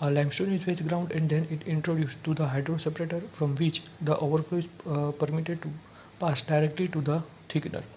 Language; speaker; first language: English; non-native, local second language; Gujarati